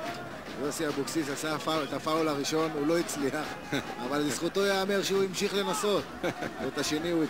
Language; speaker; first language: Hebrew; native; Hebrew